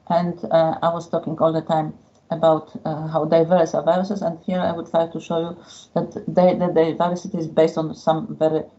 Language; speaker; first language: English; non-native, fluent; Polish